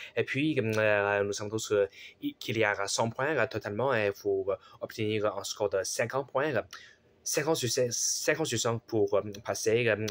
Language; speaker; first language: French; non-native, fluent; Chinese